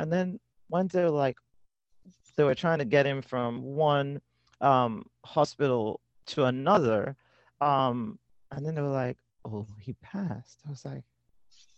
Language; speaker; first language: English; non-native, local second language; Yoruba